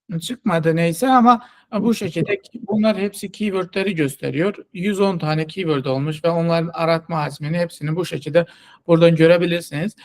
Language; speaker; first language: Turkish; non-native, fluent; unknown